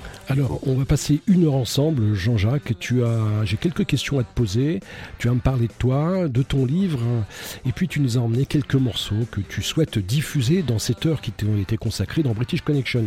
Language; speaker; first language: French; native; French